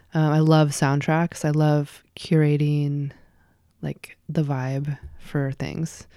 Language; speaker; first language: English; native; English